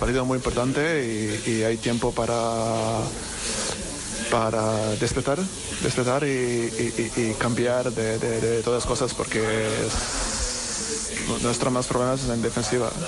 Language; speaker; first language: Spanish; non-native, learner; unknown